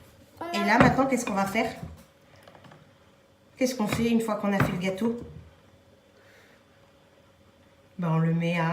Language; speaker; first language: French; native; French